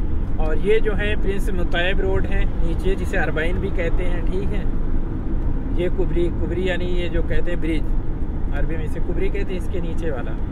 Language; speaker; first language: Hindi; native; Hindi